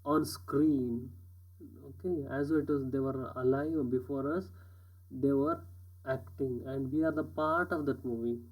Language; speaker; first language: English; non-native, local second language; Kannada